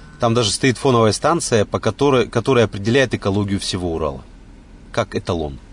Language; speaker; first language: Russian; native; Russian